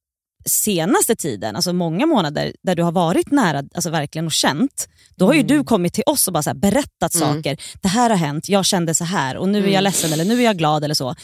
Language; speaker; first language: Swedish; native; Swedish